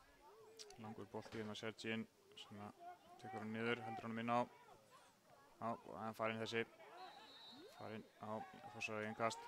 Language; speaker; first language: Icelandic; native; Icelandic